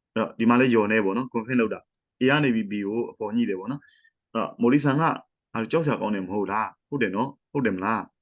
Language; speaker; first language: Japanese; non-native, fluent; Burmese